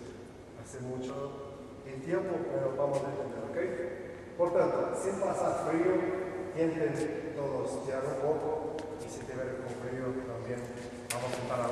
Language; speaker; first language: Spanish; non-native, learner; Portuguese